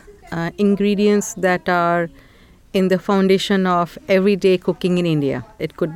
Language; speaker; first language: English; non-native, local second language; Hindi